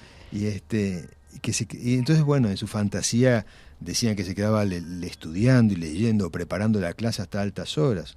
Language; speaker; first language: Spanish; native; Spanish